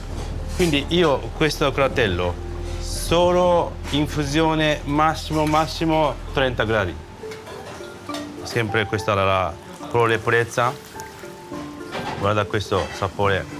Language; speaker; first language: Italian; non-native, learner; Japanese